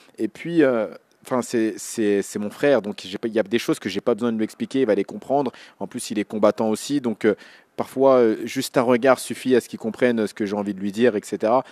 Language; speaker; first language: French; native; French